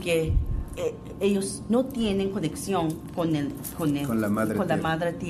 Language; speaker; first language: Spanish; non-native, fluent; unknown